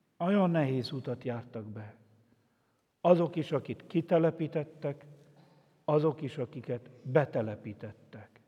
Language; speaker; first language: Hungarian; native; Hungarian